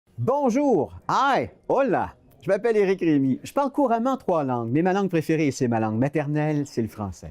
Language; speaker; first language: French; native; French